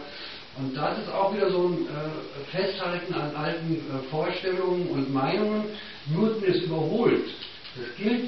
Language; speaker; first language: German; native; German